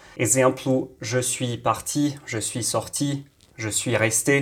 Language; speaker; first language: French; non-native, local second language; Arabic